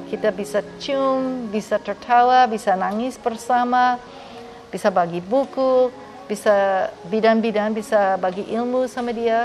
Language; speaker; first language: Indonesian; non-native, fluent; English